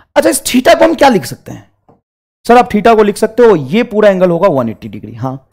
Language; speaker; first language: Hindi; native; Hindi